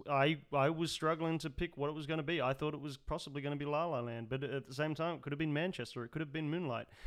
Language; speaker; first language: English; native; English